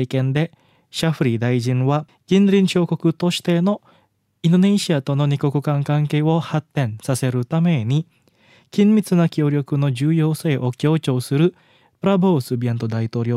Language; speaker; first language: Japanese; non-native, fluent; Indonesian